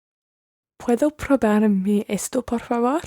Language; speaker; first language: Spanish; non-native, learner; English